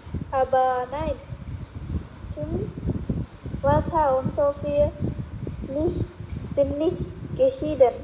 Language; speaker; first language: German; non-native, learner; Khmer